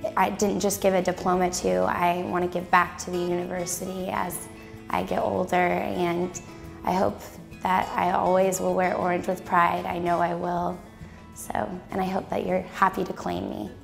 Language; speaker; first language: English; native; English